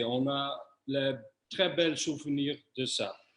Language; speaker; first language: French; non-native, fluent; Dutch